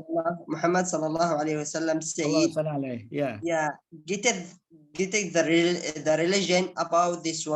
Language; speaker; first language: English; non-native, learner; Arabic